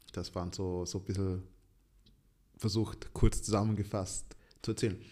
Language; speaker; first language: German; early bilingual, other home language; Swahili